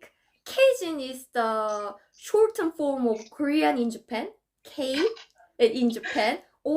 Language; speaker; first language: English; non-native, fluent; Korean